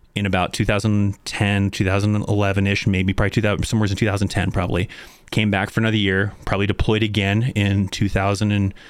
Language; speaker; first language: English; native; English